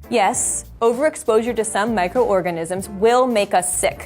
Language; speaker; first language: English; native; English